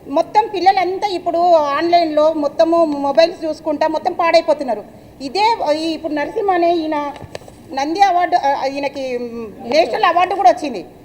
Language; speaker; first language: Telugu; native; Telugu